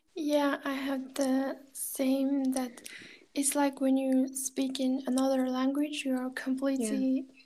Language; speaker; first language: English; non-native, learner; Kazakh